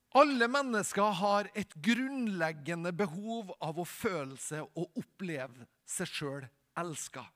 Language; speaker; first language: Norwegian; native; Norwegian